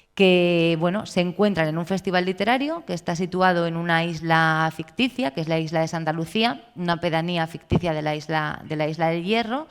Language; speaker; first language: Spanish; native; Spanish